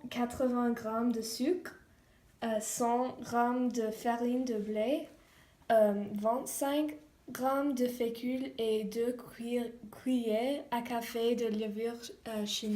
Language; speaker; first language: French; non-native, learner; English